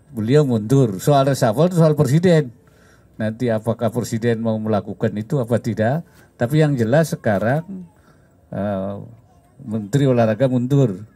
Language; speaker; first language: Indonesian; native; Indonesian